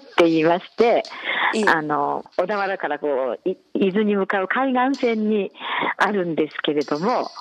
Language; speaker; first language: Japanese; native; Japanese